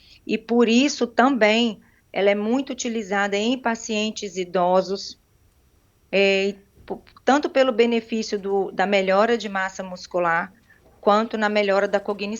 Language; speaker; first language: Portuguese; native; Portuguese